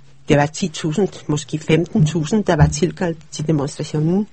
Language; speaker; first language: Danish; early bilingual, other home language; Polish